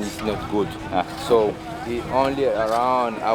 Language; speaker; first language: English; non-native, fluent; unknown